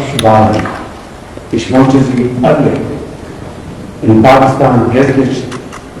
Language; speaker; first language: German; non-native, learner; Punjabi